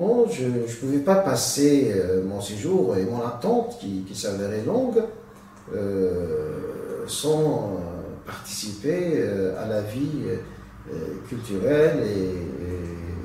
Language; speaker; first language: French; non-native, local second language; Arabic